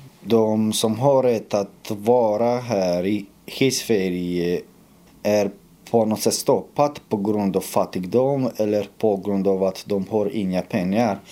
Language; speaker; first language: Swedish; non-native, fluent; Romanian